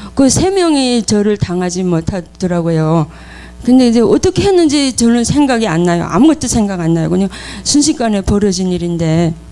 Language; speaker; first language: Korean; native; Korean